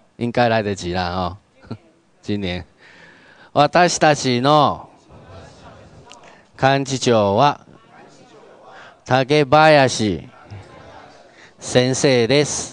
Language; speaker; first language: Japanese; non-native, fluent; Chinese